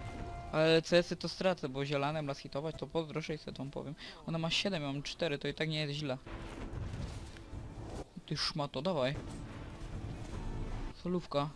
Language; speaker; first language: Polish; native; Polish